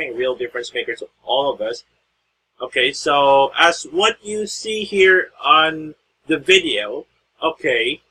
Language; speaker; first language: English; non-native, local second language; Filipino